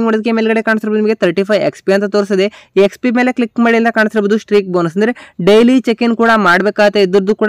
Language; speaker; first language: Kannada; native; Kannada